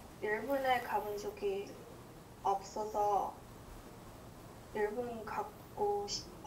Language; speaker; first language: Korean; non-native, learner; English